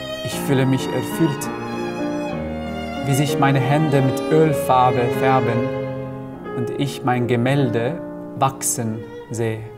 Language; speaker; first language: German; non-native, fluent; Arabic